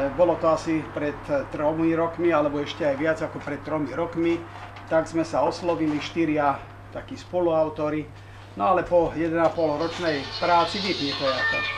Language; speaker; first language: Slovak; native; Slovak